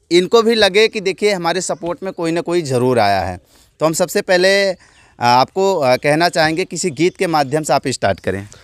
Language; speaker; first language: Hindi; native; Hindi